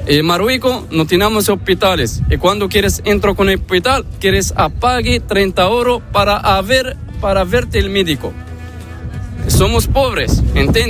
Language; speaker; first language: Spanish; non-native, learner; Arabic